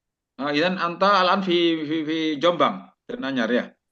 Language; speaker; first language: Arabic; non-native, fluent; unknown